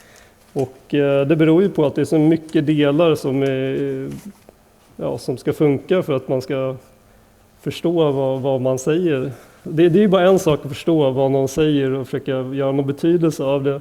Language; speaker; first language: Swedish; native; Swedish